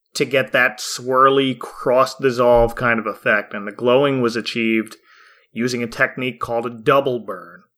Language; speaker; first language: English; native; English